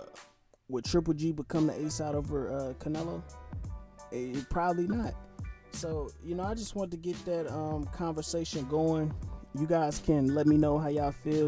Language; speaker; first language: English; native; English